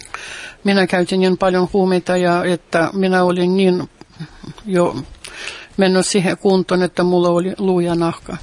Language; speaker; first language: Finnish; non-native, fluent; Russian